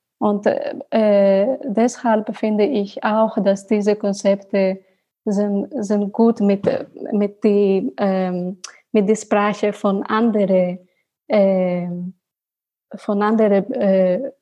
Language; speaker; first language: German; non-native, learner; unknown